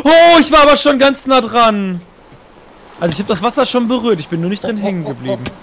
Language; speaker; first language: German; native; German